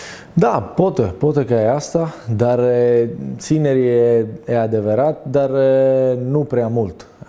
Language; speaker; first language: Romanian; non-native, learner; Italian